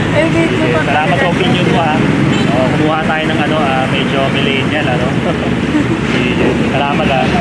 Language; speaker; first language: Filipino; native; Filipino